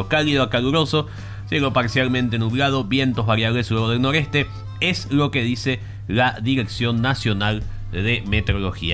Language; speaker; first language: Spanish; native; Spanish